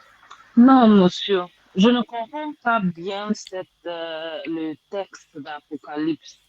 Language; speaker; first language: French; non-native, learner; English